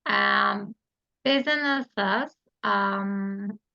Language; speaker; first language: English; non-native, learner; Turkish